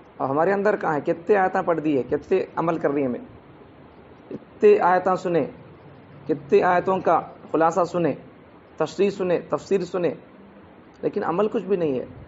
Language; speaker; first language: Urdu; native; Urdu